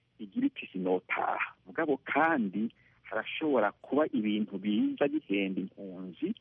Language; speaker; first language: Rundi; native; Rundi